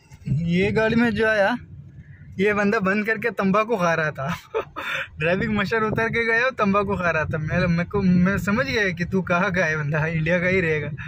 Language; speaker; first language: Hindi; native; Hindi